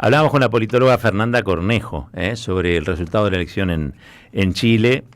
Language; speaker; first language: Spanish; native; Spanish